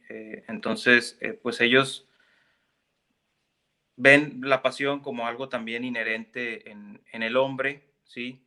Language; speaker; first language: Spanish; native; Spanish